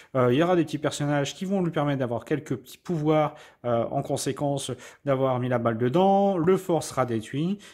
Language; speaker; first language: French; native; French